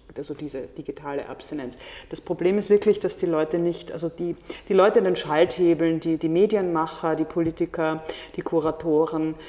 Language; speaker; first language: German; native; German